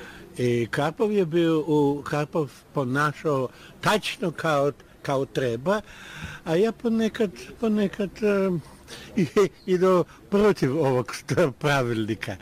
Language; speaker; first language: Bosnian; non-native, learner; Russian